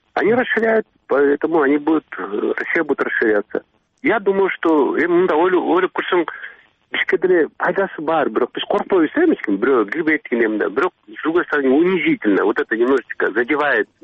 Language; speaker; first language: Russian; non-native, local second language; Kyrgyz